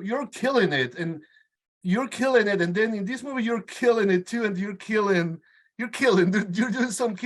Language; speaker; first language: English; non-native, fluent; Spanish